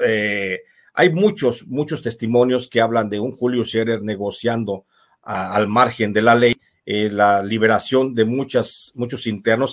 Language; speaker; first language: Spanish; native; Spanish